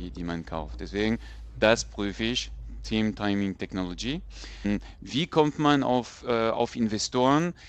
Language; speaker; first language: German; non-native, fluent; French